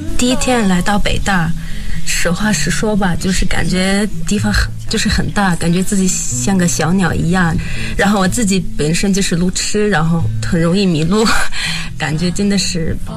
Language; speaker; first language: Chinese; non-native, learner; Arabic